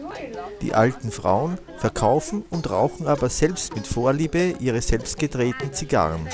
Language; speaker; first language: German; native; German